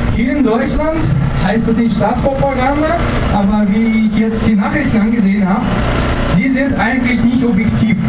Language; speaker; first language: German; non-native, fluent; Russian